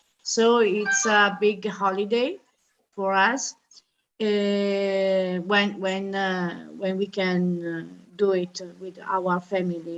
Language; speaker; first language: English; non-native, learner; Italian